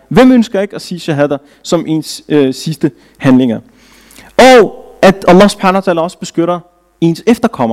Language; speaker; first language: Danish; early bilingual, other home language; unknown